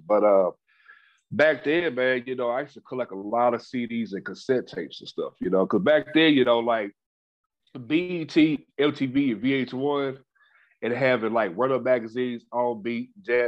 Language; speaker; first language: English; native; English